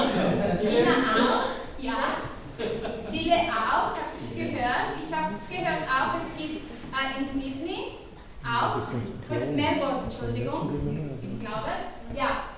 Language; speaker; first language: German; non-native, learner; Catalan